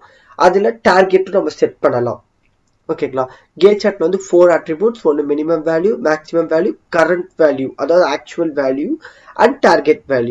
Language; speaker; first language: Tamil; native; Tamil